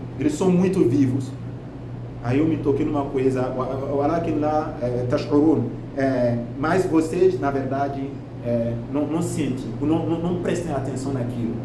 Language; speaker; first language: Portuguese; non-native, fluent; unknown